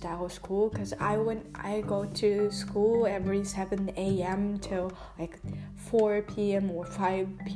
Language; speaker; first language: English; non-native, learner; Japanese